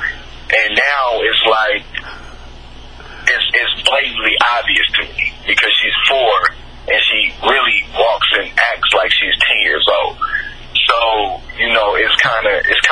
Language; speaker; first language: English; native; English